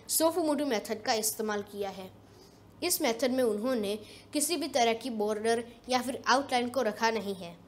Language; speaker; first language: Hindi; non-native, local second language; Gujarati